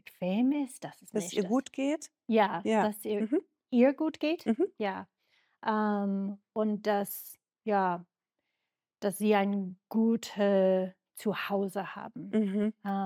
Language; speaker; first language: German; non-native, fluent; English